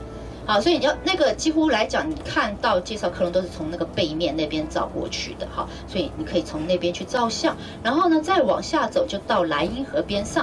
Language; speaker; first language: Chinese; native; Chinese